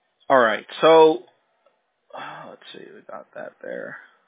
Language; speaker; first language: English; early bilingual, other home language; Spanish